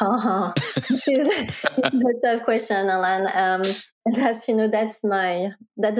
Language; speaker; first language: English; non-native, fluent; French